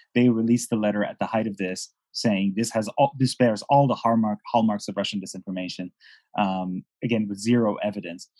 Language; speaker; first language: English; non-native, fluent; Persian